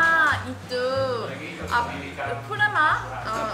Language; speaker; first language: Indonesian; non-native, learner; Korean